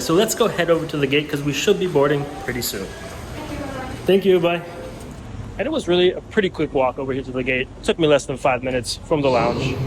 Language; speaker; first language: English; native; English